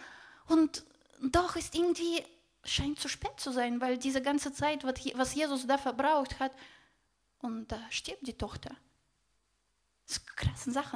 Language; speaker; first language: German; non-native, fluent; Russian